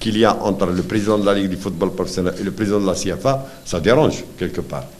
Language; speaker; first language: French; non-native, local second language; Arabic